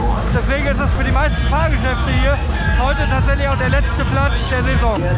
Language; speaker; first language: German; native; German